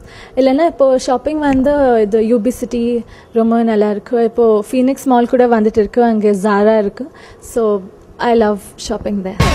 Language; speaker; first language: Tamil; non-native, learner; Kannada